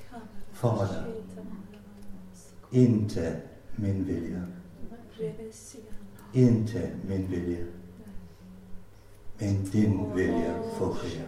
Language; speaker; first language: Swedish; non-native, fluent; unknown